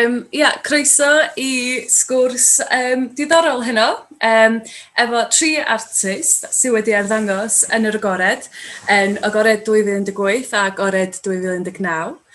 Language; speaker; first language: Welsh; native; Welsh